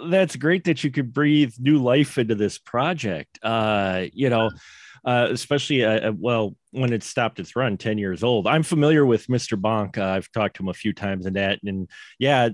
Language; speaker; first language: English; native; English